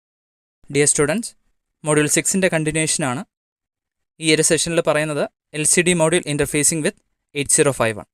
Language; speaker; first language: Malayalam; native; Malayalam